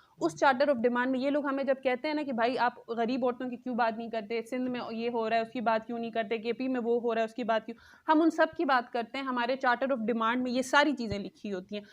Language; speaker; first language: Urdu; non-native, local second language; Khowar